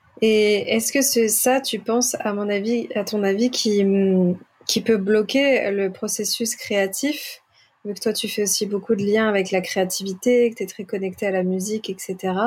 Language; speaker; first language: French; native; French